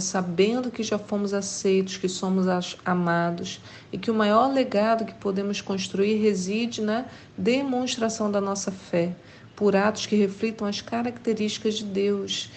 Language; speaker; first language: Portuguese; native; Portuguese